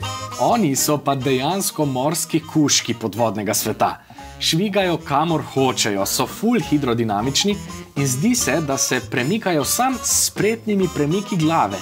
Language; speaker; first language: Slovenian; native; Slovenian